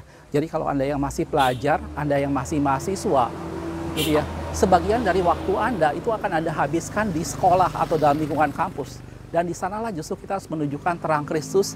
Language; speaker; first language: Indonesian; native; Indonesian